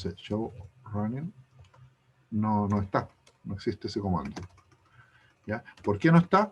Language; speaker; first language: Spanish; native; Spanish